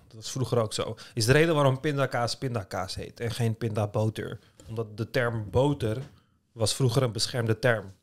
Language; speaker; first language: Dutch; early bilingual, other home language; Turkish